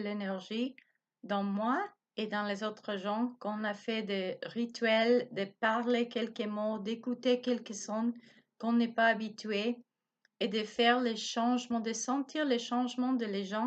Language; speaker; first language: French; non-native, learner; Spanish